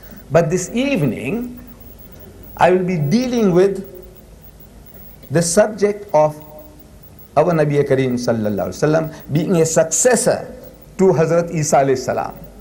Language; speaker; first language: English; early bilingual, other home language; Gujarati